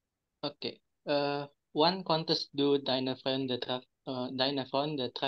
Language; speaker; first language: German; non-native, learner; Indonesian